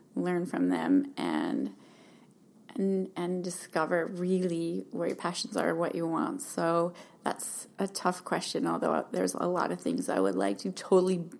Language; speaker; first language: English; native; English